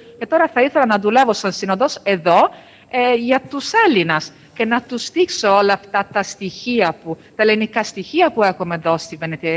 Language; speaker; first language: Greek; non-native, fluent; Italian